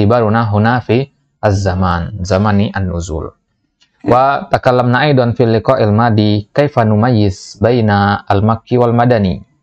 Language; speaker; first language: Arabic; non-native, fluent; Indonesian